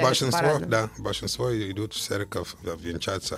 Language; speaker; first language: Russian; non-native, fluent; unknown